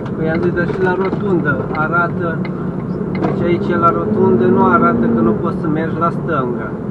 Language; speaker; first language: Romanian; non-native, local second language; Hungarian